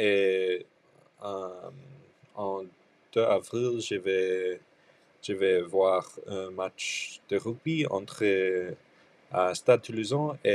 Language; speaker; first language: French; non-native, learner; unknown